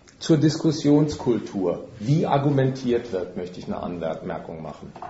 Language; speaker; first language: German; native; German